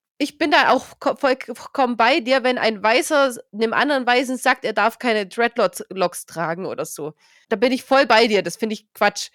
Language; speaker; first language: German; native; German